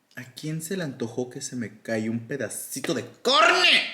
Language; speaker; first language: Spanish; early bilingual, heritage; Spanish